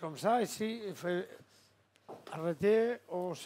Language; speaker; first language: French; non-native, fluent; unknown